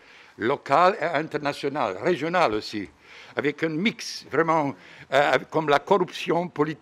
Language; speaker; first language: French; non-native, fluent; Bosnian